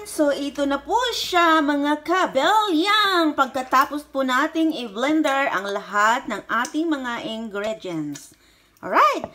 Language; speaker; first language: Filipino; non-native, local second language; Cebuano